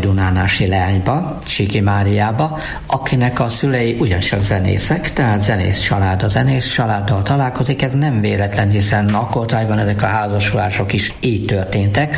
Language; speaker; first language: Hungarian; native; Hungarian